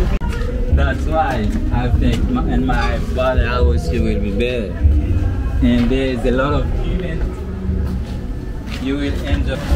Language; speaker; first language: English; non-native, learner; Haitian Creole